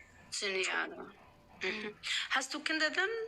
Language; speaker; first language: German; non-native, learner; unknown